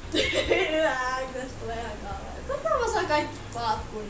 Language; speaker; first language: Finnish; native; Finnish